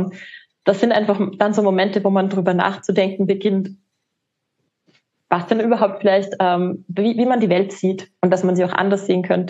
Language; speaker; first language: German; native; German